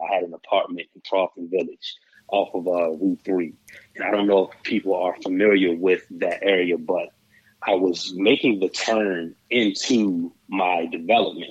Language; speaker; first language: English; native; English